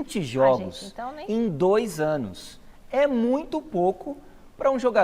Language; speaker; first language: Portuguese; native; Portuguese